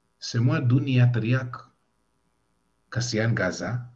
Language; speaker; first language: Indonesian; non-native, fluent; Hebrew